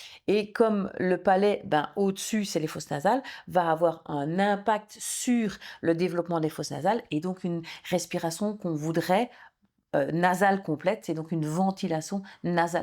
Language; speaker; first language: French; native; French